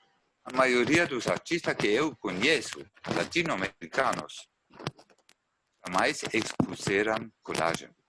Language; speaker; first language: Portuguese; non-native, learner; German